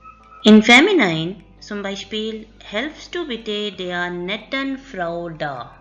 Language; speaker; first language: German; non-native, learner; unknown